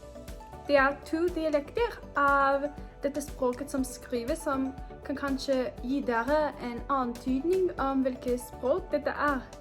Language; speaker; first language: Norwegian; non-native, fluent; English